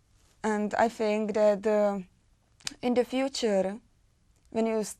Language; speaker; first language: English; non-native, learner; Czech